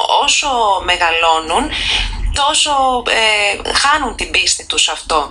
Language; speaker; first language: Greek; native; Greek